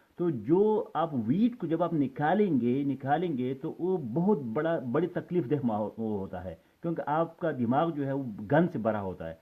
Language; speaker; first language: Urdu; non-native, local second language; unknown